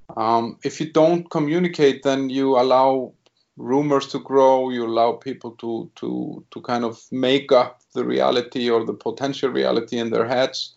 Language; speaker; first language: English; non-native, fluent; Icelandic